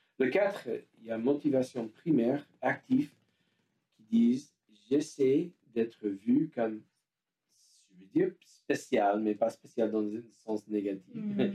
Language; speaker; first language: French; non-native, learner; English